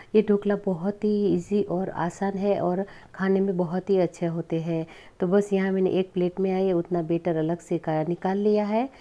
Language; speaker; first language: Hindi; non-native, local second language; Gujarati